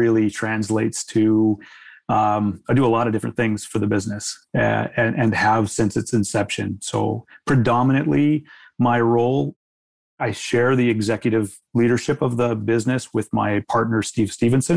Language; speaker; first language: English; native; English